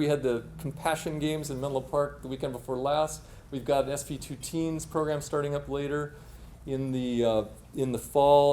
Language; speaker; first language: English; native; English